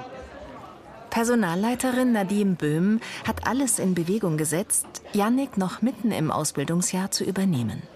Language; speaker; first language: German; native; German